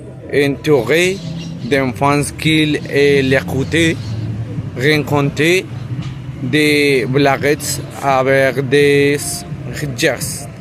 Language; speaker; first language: French; non-native, learner; Spanish